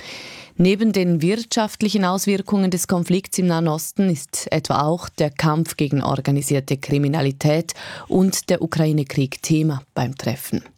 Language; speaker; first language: German; native; German